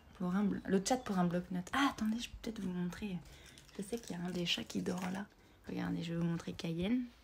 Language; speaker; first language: French; native; French